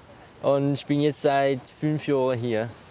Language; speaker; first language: German; non-native, local second language; French